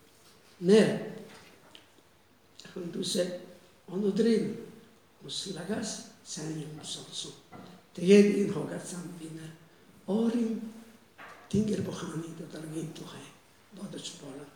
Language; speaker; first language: Mongolian; non-native, fluent; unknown